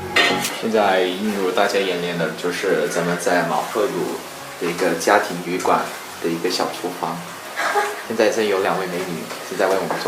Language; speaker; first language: Chinese; native; Chinese